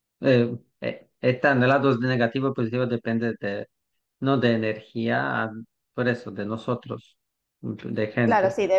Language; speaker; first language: Spanish; non-native, learner; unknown